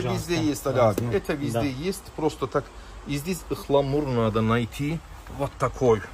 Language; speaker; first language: Russian; non-native, learner; Turkish